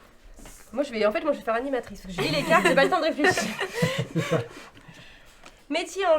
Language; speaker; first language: French; native; French